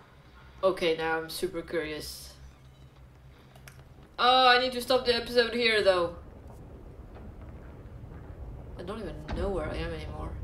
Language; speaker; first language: English; non-native, fluent; French